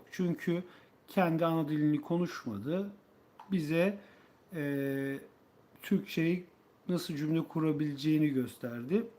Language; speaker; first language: Turkish; native; Turkish